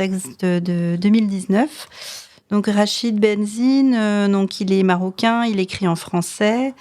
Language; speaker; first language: French; native; French